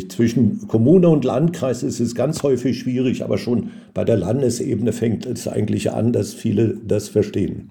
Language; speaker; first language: German; native; German